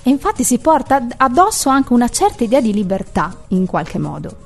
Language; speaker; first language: Italian; native; Italian